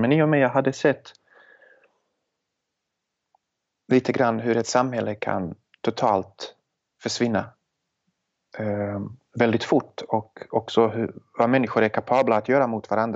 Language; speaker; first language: Swedish; non-native, fluent; Serbian